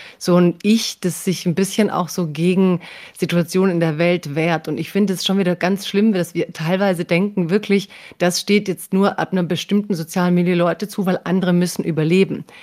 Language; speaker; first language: German; early bilingual, other home language; Croatian